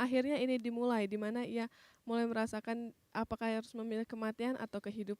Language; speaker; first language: Indonesian; native; Indonesian